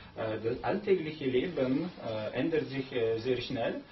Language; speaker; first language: German; non-native, learner; Lithuanian